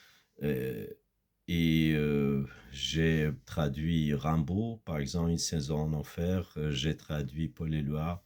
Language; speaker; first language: French; non-native, fluent; Kurdish